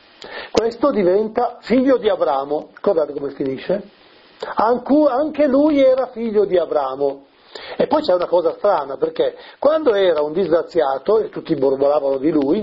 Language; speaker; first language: Italian; native; Italian